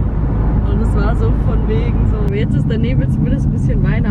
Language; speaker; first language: German; native; German